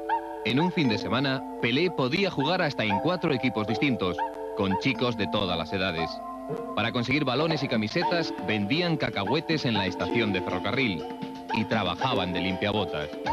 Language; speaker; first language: Spanish; native; Spanish